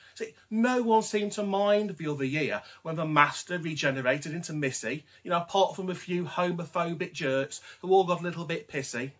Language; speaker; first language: English; native; English